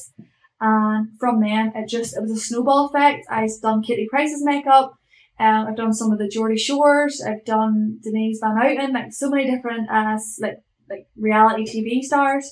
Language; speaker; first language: English; native; English